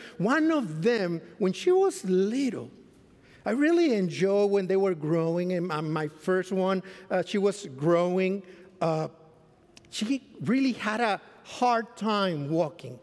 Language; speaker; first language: English; non-native, fluent; Spanish